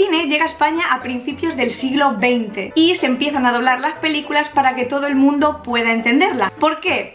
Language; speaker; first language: Spanish; native; Spanish